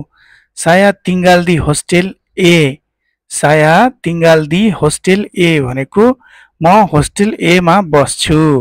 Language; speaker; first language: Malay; non-native, fluent; Nepali